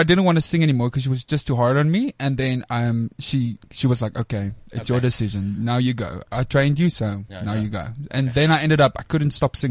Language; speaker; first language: English; non-native, local second language; Afrikaans